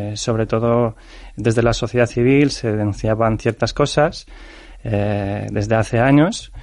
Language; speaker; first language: Spanish; non-native, fluent; Ukrainian